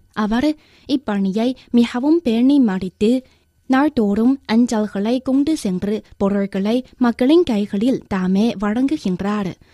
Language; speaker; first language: Tamil; non-native, fluent; Chinese